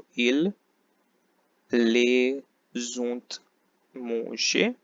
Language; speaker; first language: French; non-native, fluent; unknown